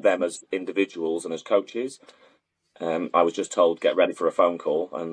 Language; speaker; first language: English; native; English